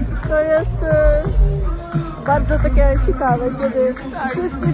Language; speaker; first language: Polish; non-native, local second language; Ukrainian